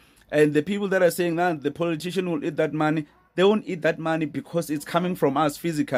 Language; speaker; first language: English; non-native, local second language; Zulu